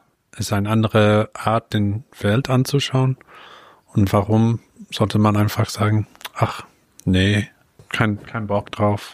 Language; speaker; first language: German; non-native, fluent; English